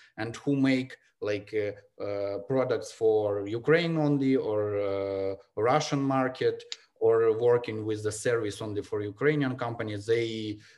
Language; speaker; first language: English; non-native, learner; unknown